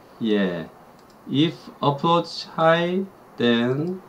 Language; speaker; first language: English; non-native, learner; Korean